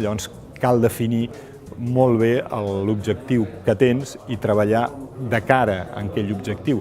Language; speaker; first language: Catalan; native; Catalan